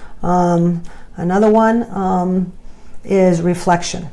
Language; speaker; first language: English; native; English